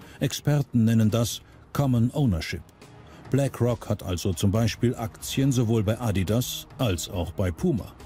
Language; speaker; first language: German; native; German